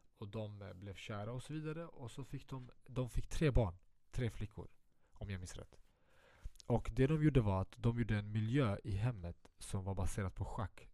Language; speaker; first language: Swedish; early bilingual, other home language; Central Kurdish